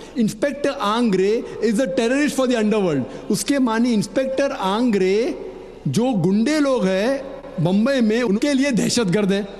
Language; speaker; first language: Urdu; non-native, local second language; Konkani